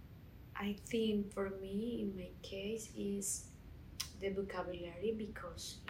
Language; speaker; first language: English; non-native, learner; Spanish